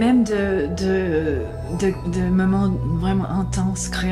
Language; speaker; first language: French; non-native, fluent; English